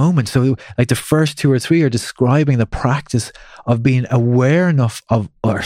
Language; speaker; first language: English; native; English